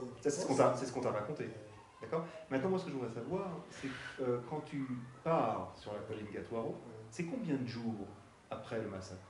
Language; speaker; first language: French; native; French